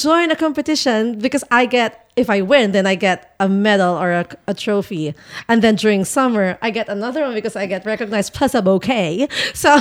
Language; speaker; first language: English; non-native, local second language; Filipino